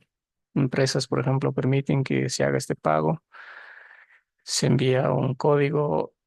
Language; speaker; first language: Spanish; native; Spanish